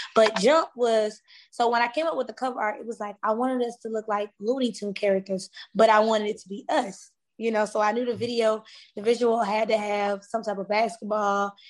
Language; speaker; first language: English; native; English